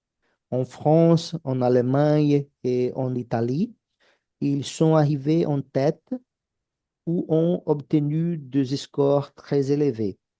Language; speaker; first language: French; non-native, fluent; Portuguese